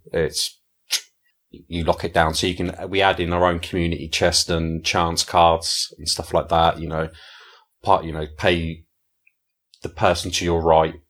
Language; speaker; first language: English; native; English